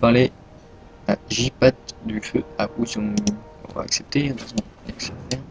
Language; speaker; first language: French; native; French